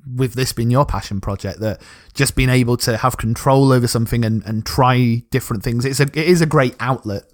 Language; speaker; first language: English; native; English